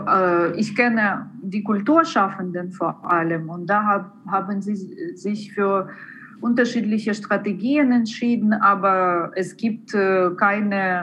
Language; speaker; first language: German; non-native, fluent; Ukrainian